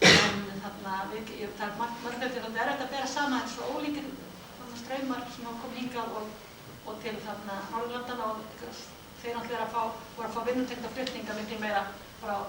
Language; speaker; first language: Icelandic; non-native, fluent; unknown